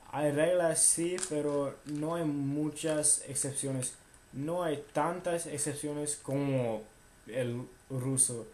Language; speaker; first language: Spanish; non-native, fluent; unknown